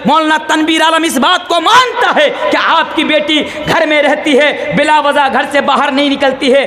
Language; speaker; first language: Hindi; non-native, local second language; Bangla